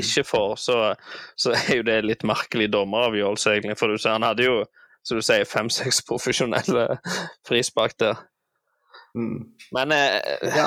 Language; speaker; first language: Norwegian; native; Norwegian